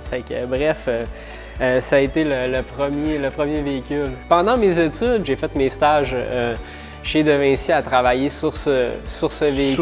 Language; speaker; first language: French; native; French